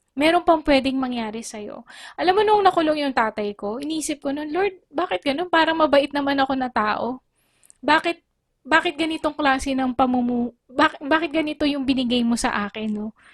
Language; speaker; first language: Filipino; native; Filipino